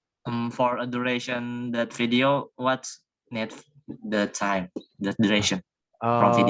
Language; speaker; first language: English; non-native, learner; Indonesian